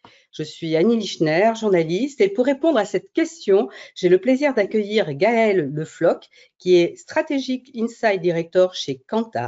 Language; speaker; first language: French; native; French